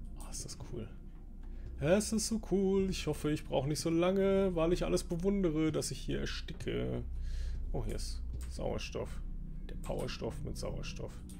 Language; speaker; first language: German; native; German